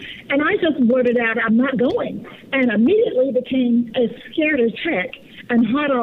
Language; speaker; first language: English; native; English